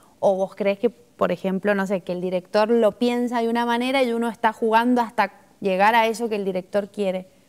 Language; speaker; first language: Spanish; native; Spanish